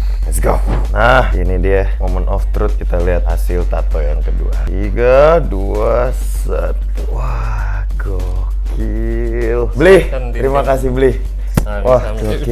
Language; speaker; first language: Indonesian; native; Indonesian